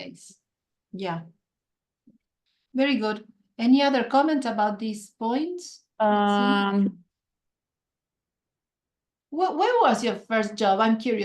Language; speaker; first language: English; non-native, fluent; Spanish